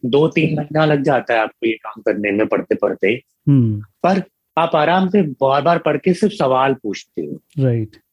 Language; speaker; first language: Hindi; native; Hindi